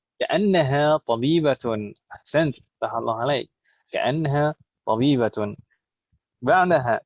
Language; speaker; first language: Arabic; non-native, fluent; Indonesian